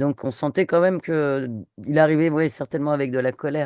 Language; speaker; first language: French; native; French